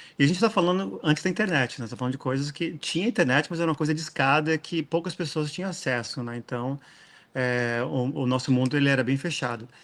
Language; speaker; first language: Portuguese; native; Portuguese